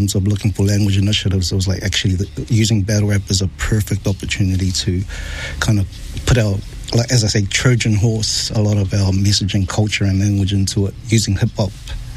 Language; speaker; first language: English; native; English